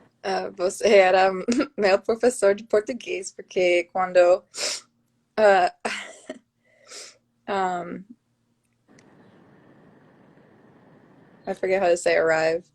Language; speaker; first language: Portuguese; non-native, learner; English